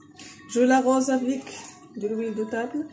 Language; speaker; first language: French; non-native, local second language; Arabic